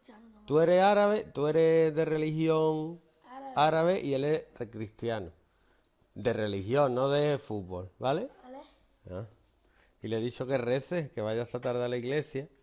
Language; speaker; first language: Spanish; native; Spanish